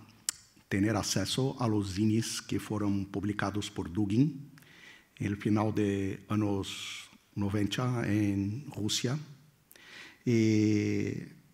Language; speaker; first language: Spanish; non-native, fluent; Portuguese